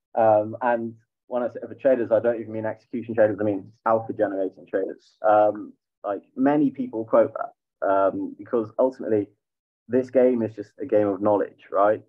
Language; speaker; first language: English; native; English